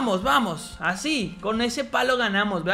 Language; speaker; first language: Spanish; native; Spanish